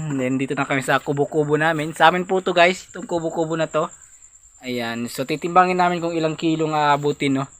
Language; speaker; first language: Filipino; native; Filipino